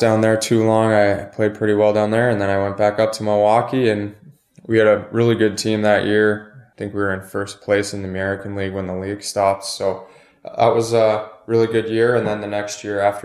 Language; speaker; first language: English; native; English